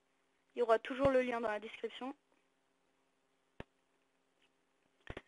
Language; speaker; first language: French; native; French